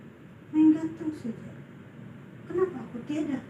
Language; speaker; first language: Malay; non-native, learner; Filipino